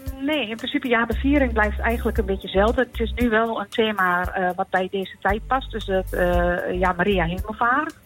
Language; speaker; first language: Dutch; native; Dutch